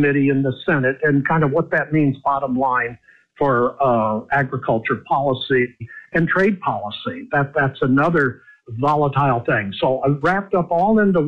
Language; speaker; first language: English; native; English